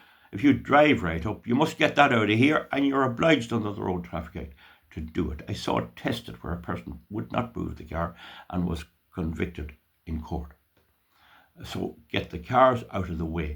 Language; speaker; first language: English; native; English